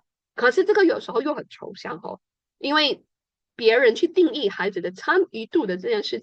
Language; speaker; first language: Chinese; native; Chinese